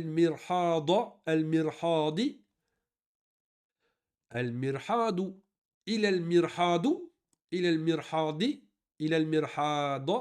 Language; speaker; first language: Arabic; non-native, fluent; French